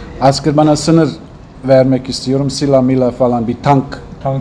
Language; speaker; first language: Turkish; non-native, learner; Russian